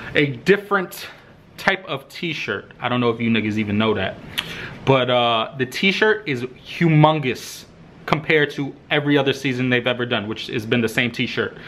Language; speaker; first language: English; native; English